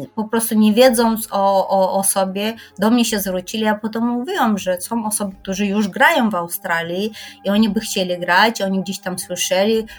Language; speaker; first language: Polish; non-native, fluent; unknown